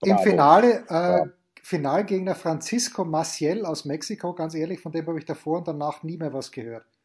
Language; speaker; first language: German; native; German